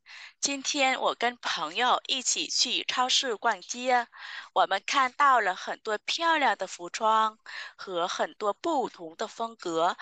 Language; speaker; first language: Chinese; non-native, fluent; Vietnamese